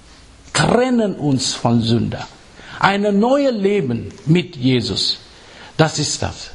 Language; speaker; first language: German; non-native, fluent; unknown